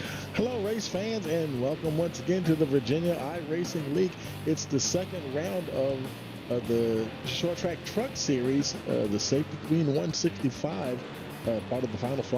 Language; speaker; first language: English; native; English